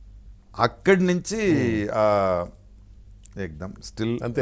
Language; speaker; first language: Telugu; non-native, local second language; Tamil